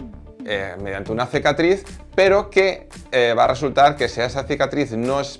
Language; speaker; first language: Spanish; native; Spanish